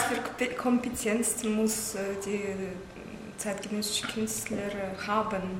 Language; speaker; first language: German; non-native, learner; Russian